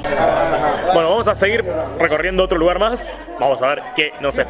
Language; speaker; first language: Spanish; native; Spanish